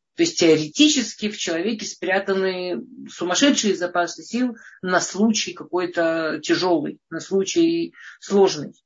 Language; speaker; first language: Russian; early bilingual, heritage; Russian